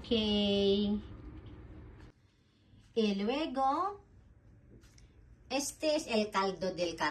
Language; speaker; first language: Spanish; non-native, fluent; Filipino